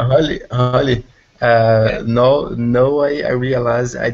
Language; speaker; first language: English; non-native, learner; Portuguese